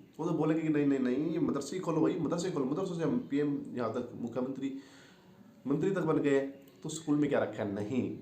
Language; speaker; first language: Hindi; native; Hindi